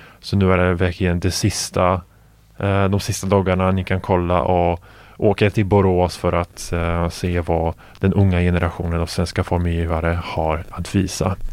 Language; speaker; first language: Swedish; non-native, fluent; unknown